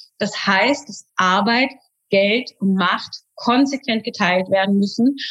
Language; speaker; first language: German; native; German